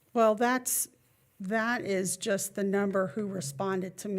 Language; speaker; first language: English; native; English